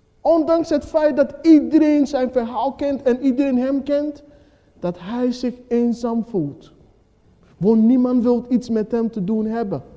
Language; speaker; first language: Dutch; non-native, fluent; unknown